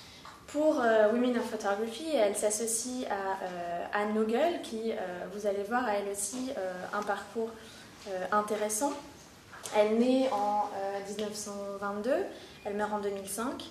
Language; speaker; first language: French; native; French